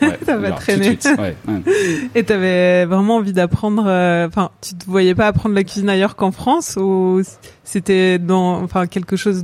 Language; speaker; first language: French; native; French